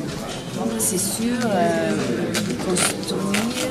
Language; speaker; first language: French; non-native, local second language; Swiss German